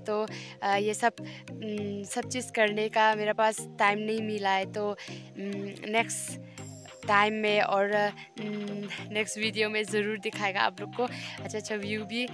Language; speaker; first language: Hindi; non-native, local second language; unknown